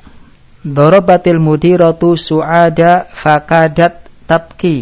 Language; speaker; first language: Arabic; non-native, fluent; Indonesian